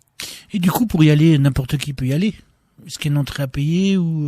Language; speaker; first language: French; native; French